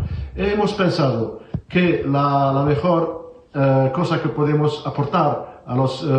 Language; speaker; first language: Spanish; non-native, fluent; Arabic